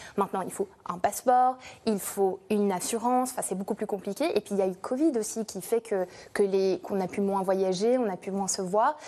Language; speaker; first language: French; non-native, fluent; English